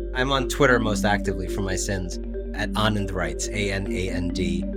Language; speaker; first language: English; native; English